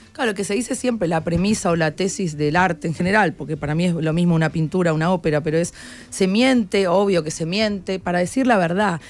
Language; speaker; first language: Spanish; native; Spanish